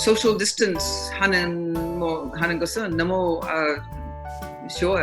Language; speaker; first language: Korean; non-native, fluent; English